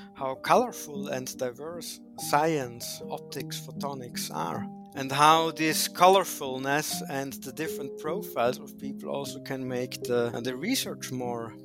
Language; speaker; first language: English; non-native, fluent; German